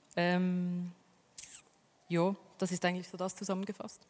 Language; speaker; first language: German; native; German